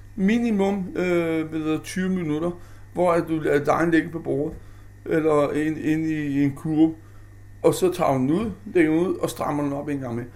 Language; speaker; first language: Danish; native; Danish